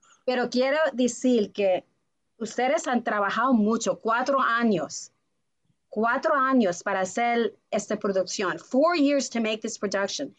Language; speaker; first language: Spanish; non-native, learner; English